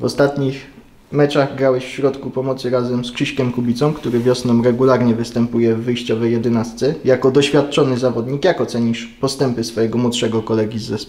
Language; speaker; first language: Polish; native; Polish